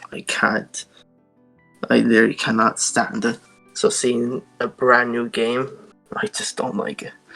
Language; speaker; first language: English; native; English